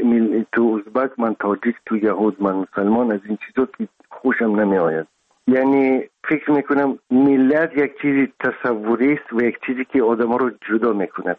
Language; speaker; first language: Persian; non-native, local second language; Russian